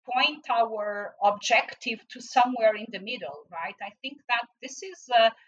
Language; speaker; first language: English; non-native, fluent; Portuguese